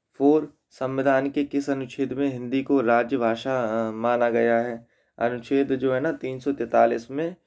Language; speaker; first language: Hindi; native; Hindi